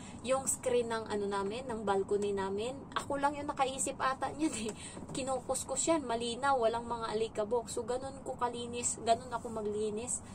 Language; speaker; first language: Filipino; native; Filipino